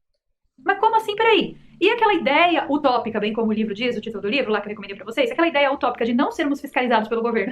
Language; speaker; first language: Portuguese; native; Portuguese